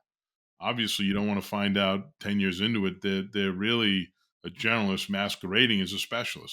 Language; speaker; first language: English; native; English